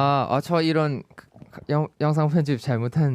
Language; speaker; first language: Korean; non-native, fluent; Thai